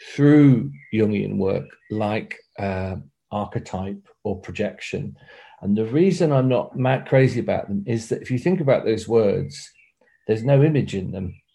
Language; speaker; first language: English; native; English